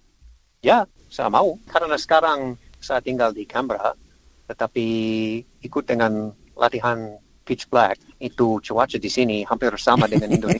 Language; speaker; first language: Indonesian; non-native, learner; English